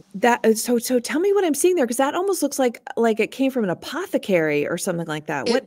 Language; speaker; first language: English; native; English